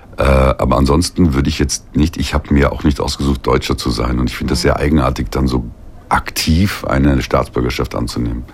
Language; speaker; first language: German; native; German